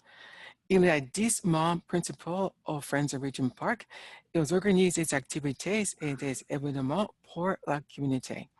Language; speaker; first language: French; non-native, learner; English